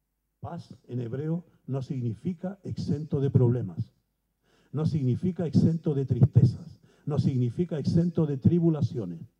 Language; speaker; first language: Spanish; native; Spanish